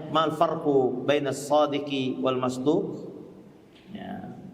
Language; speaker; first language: Arabic; non-native, local second language; Indonesian